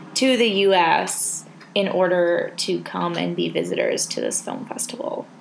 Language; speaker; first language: English; native; English